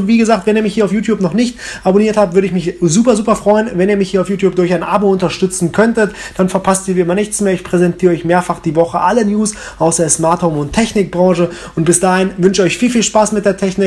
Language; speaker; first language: German; native; German